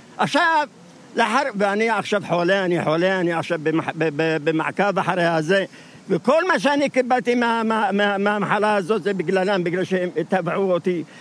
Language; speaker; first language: Hebrew; non-native, fluent; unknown